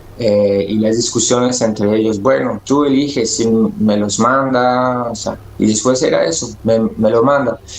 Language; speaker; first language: Spanish; early bilingual, other home language; French